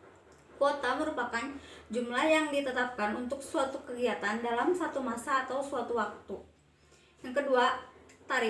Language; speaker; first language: Indonesian; native; Indonesian